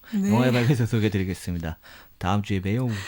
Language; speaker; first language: Korean; native; Korean